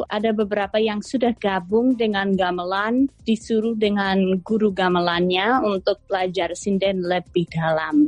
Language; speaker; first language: Indonesian; non-native, fluent; English